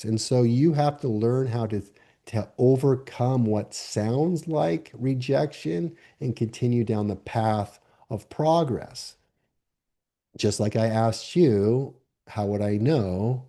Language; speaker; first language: English; native; English